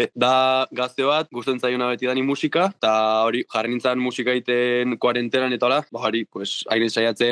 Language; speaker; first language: Basque; native; Basque